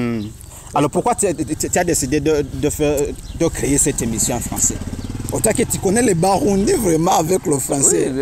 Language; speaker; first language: French; non-native, learner; Rundi